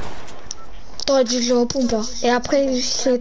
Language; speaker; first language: French; native; French